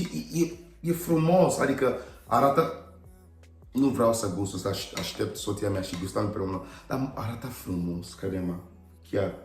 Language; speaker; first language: Romanian; non-native, learner; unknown